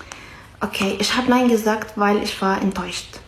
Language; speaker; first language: German; non-native, fluent; Arabic